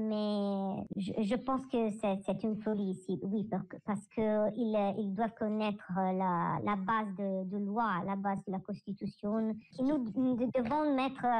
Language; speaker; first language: French; non-native, learner; Italian